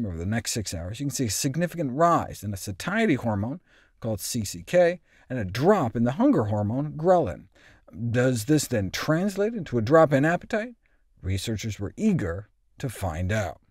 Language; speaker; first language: English; native; English